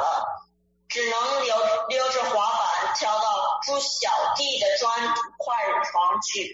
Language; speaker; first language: Chinese; early bilingual, heritage; Chinese